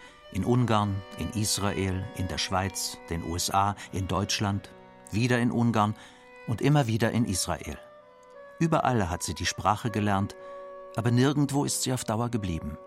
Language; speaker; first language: German; native; German